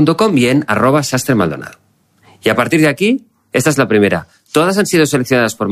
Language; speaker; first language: Spanish; native; Spanish